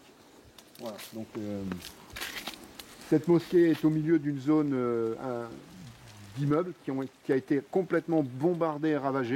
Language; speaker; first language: French; native; French